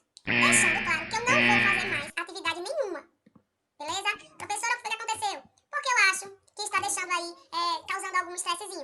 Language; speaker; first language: Portuguese; native; Portuguese